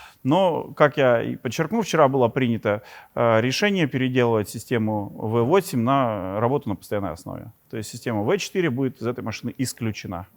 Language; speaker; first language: Russian; native; Russian